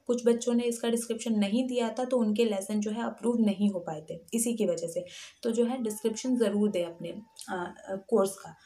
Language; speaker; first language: Hindi; native; Hindi